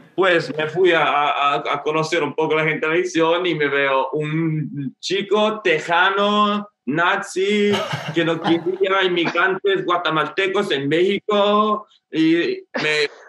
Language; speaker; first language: Spanish; non-native, fluent; English